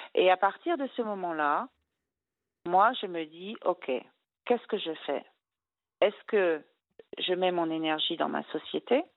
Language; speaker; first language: French; native; French